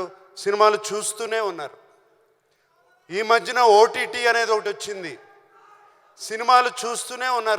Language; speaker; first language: Telugu; native; Telugu